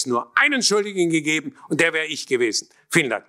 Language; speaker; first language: German; native; German